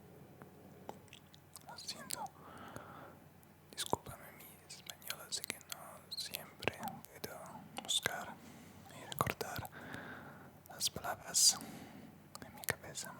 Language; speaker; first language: Spanish; non-native, learner; Russian